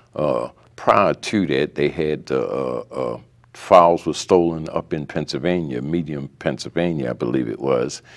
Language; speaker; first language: English; native; English